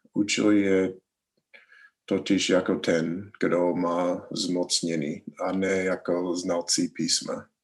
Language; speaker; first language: Czech; non-native, learner; English